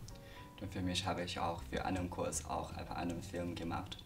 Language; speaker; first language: German; non-native, learner; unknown